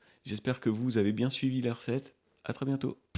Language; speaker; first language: French; native; French